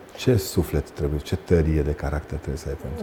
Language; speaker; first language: Romanian; native; Romanian